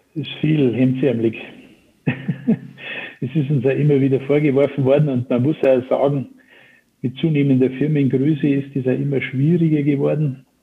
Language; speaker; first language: German; native; German